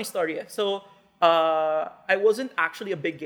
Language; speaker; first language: English; non-native, local second language; Hiligaynon